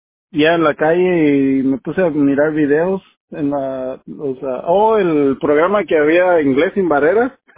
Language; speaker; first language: Spanish; native; Spanish